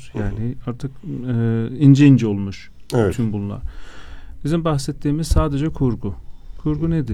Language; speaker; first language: Turkish; non-native, fluent; Azerbaijani